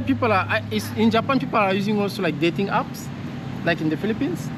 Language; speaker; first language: English; non-native, learner; French